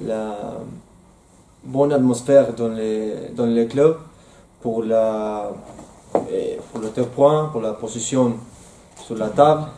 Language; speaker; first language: French; non-native, learner; Spanish